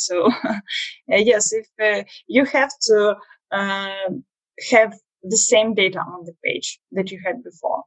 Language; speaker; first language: English; non-native, learner; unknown